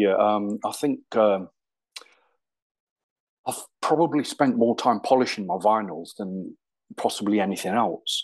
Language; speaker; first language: English; native; English